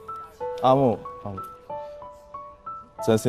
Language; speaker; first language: Chinese; non-native, fluent; Russian